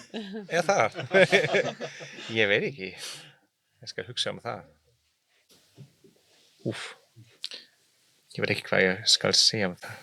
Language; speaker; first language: Icelandic; non-native, learner; German